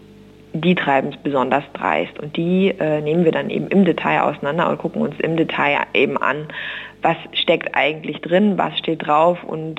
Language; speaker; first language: German; native; German